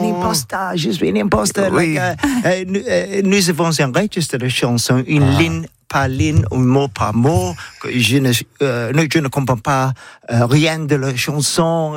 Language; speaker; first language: French; non-native, learner; English